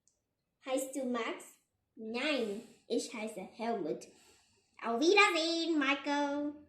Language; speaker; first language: German; non-native, learner; Vietnamese